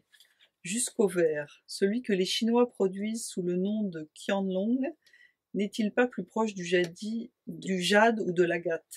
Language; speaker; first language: French; native; French